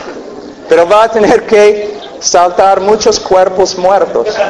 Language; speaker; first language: Spanish; non-native, fluent; English